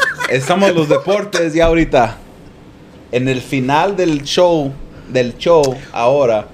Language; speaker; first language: Spanish; early bilingual, other home language; English